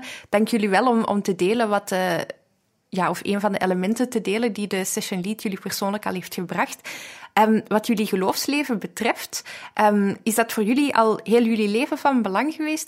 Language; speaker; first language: Dutch; native; Dutch